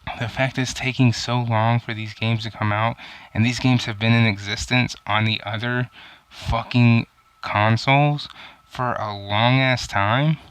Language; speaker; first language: English; native; English